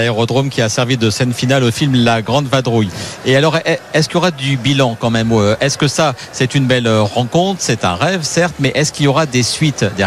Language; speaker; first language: French; native; French